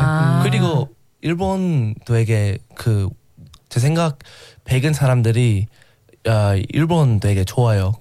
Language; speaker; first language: Korean; non-native, learner; English